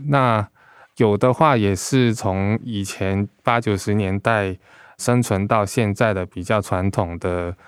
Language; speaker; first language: Chinese; non-native, local second language; Cantonese